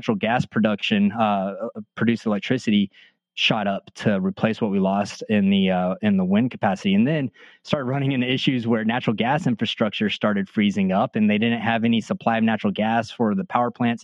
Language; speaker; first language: English; native; English